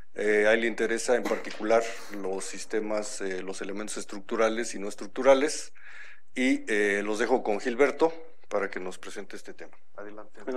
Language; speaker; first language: Spanish; native; Spanish